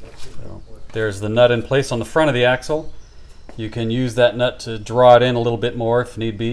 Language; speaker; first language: English; native; English